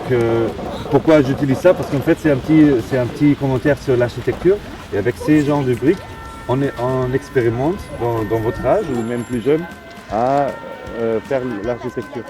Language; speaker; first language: French; non-native, fluent; German